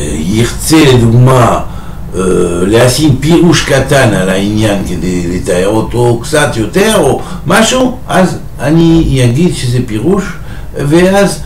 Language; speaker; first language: Hebrew; non-native, fluent; French